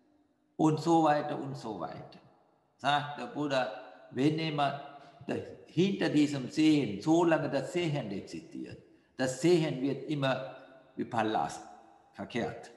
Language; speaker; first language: German; non-native, fluent; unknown